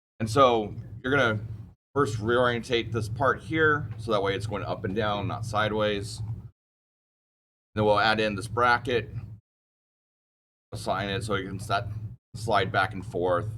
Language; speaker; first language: English; native; English